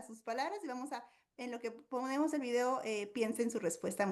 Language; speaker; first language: Spanish; native; Spanish